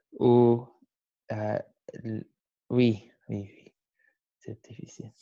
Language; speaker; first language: French; non-native, learner; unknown